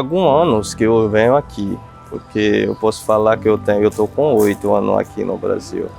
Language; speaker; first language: Portuguese; non-native, fluent; Haitian Creole